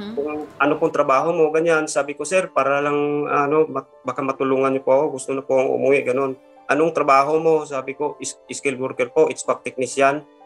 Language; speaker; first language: Filipino; non-native, local second language; Cebuano